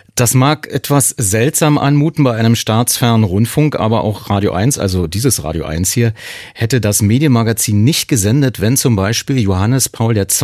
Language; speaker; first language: German; native; German